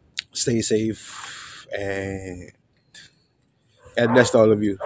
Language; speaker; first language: English; non-native, local second language; Filipino